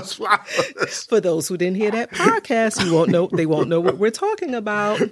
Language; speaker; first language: English; native; English